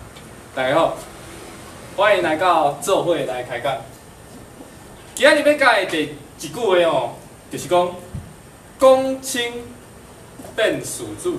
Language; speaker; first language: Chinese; native; Chinese